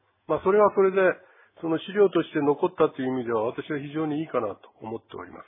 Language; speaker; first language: Japanese; native; Japanese